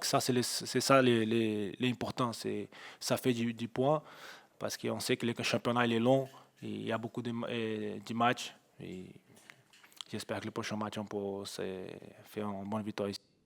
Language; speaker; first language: French; non-native, fluent; Portuguese